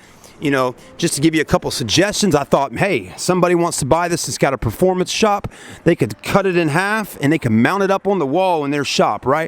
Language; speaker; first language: English; native; English